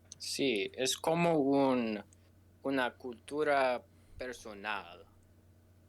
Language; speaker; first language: Spanish; non-native, learner; English